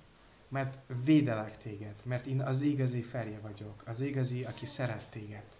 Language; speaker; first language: Hungarian; non-native, learner; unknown